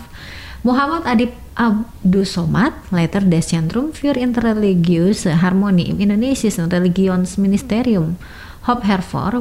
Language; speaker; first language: German; non-native, fluent; Indonesian